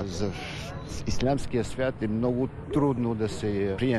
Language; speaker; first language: Bulgarian; non-native, fluent; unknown